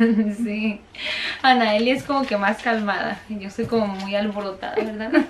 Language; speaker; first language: Spanish; native; Spanish